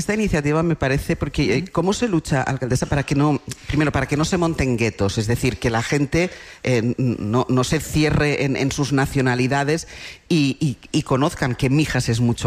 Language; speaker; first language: Spanish; native; Spanish